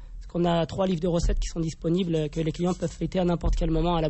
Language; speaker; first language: French; native; French